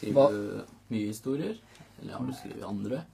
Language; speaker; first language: Norwegian; native; Norwegian